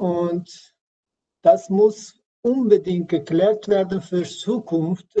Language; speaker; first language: German; non-native, learner; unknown